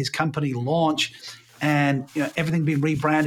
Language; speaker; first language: English; native; English